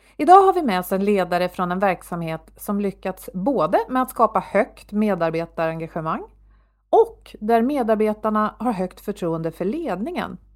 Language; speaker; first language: Swedish; native; Swedish